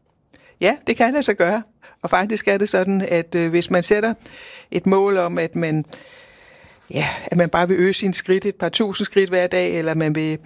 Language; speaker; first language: Danish; native; Danish